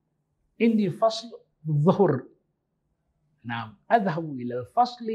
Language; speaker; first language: Arabic; non-native, fluent; Malay